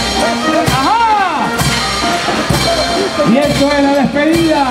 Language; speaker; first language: Spanish; native; Spanish